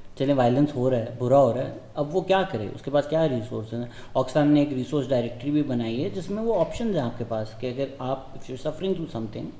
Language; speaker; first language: Urdu; native; Urdu